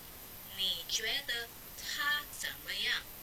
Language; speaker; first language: Chinese; non-native, learner; Indonesian